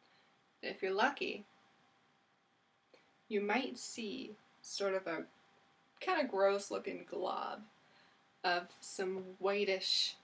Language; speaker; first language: English; native; English